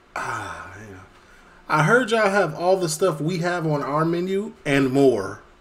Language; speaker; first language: English; native; English